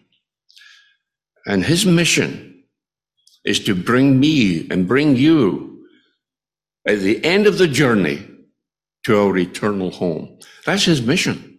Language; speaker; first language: English; native; English